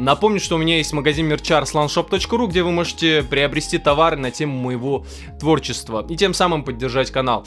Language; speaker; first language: Russian; native; Russian